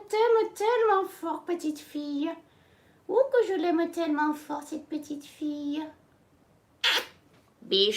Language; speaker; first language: French; native; French